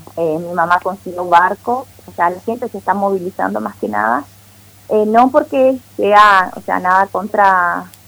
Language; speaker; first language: Spanish; non-native, fluent; Portuguese